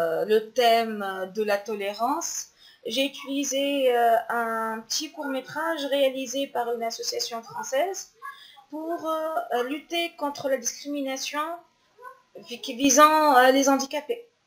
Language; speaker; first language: French; non-native, local second language; Arabic